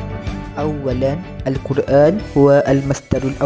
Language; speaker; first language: Arabic; non-native, learner; Malay